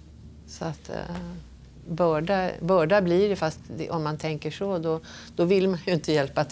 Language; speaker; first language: Swedish; native; Swedish